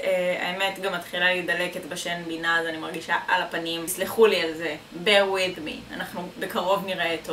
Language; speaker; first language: Hebrew; native; Hebrew